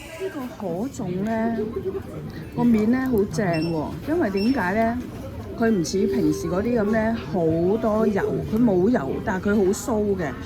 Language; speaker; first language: Cantonese; native; Cantonese